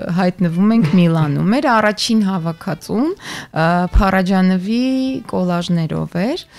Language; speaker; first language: Armenian; native; Armenian